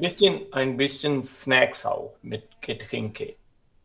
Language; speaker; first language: German; non-native, learner; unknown